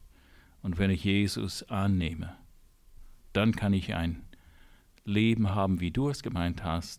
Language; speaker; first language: German; non-native, fluent; English